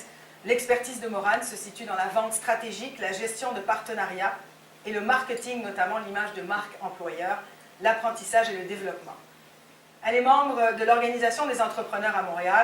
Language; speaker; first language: French; native; French